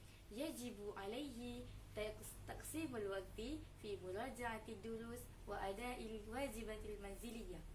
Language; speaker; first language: Arabic; non-native, learner; Indonesian